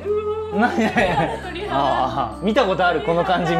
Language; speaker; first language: Japanese; native; Japanese